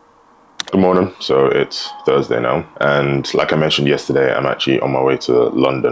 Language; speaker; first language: English; native; English